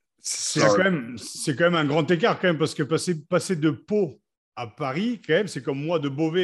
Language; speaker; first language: French; native; French